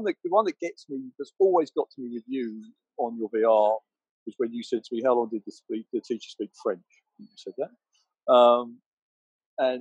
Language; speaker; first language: English; native; English